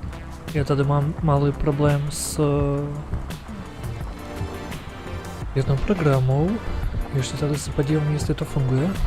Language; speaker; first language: Czech; non-native, learner; Ukrainian